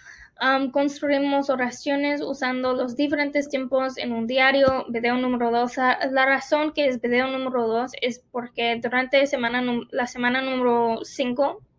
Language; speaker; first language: Spanish; non-native, fluent; English